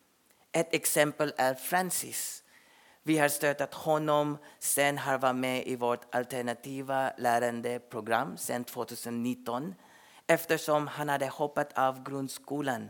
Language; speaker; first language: Swedish; non-native, fluent; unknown